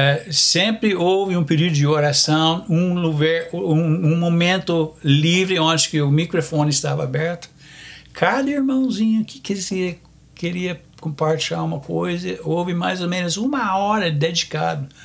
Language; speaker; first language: Portuguese; non-native, fluent; English